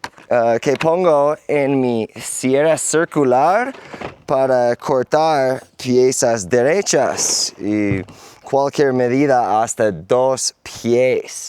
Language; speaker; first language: Spanish; non-native, learner; English